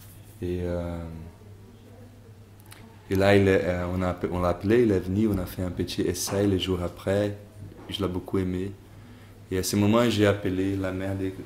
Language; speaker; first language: French; non-native, fluent; Portuguese